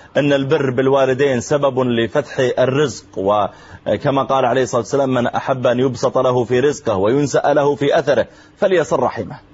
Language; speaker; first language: Arabic; native; Arabic